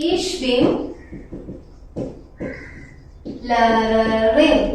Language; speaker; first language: German; non-native, fluent; Malayalam